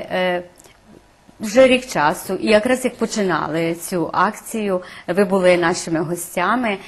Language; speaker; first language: Ukrainian; early bilingual, heritage; Ukrainian